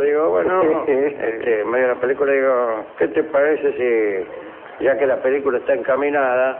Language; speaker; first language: Spanish; native; Spanish